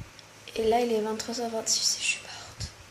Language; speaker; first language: French; native; French